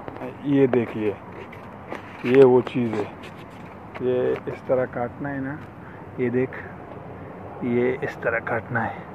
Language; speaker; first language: Hindi; non-native, local second language; Pashto